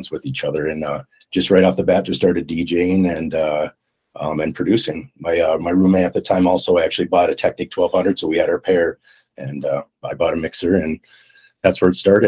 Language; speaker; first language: English; native; English